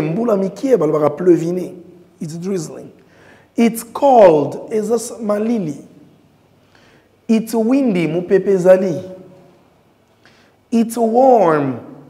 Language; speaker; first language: English; non-native, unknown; Lingala